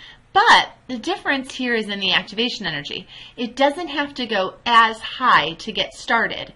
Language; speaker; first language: English; native; English